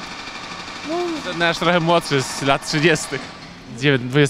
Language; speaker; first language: Polish; native; Polish